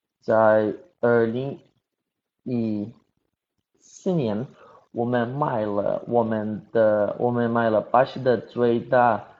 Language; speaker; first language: Chinese; non-native, learner; Portuguese